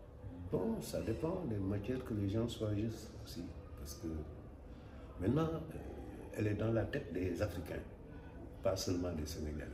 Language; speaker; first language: French; non-native, local second language; Wolof